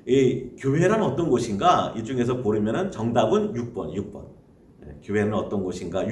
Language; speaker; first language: Korean; native; Korean